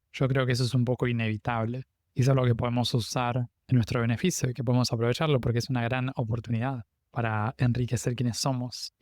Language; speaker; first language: Spanish; native; Spanish